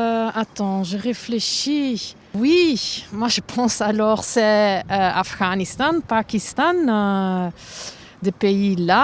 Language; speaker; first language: French; non-native, fluent; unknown